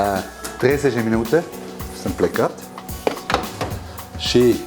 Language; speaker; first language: Romanian; non-native, learner; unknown